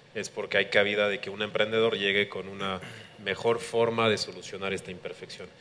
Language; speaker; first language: Spanish; non-native, fluent; French